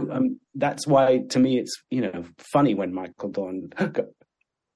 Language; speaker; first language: English; native; English